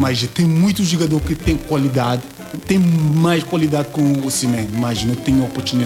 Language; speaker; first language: Portuguese; non-native, learner; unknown